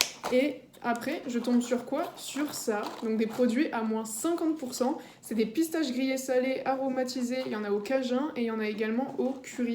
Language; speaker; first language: French; native; French